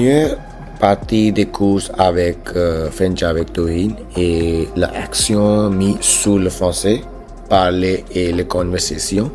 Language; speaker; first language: French; non-native, learner; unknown